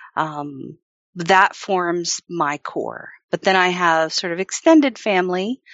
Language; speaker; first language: English; native; English